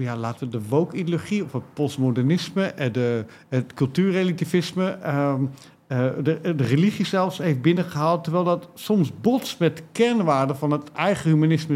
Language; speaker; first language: Dutch; native; Dutch